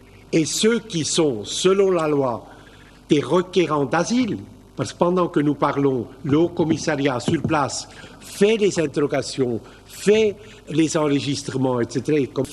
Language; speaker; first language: French; native; French